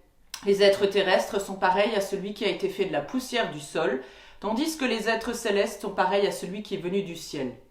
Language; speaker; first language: French; native; French